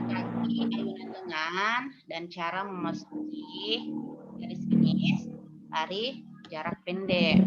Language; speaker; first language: Indonesian; non-native, local second language; Buginese